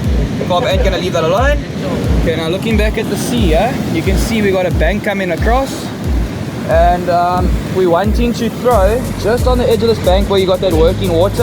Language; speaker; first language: English; native; English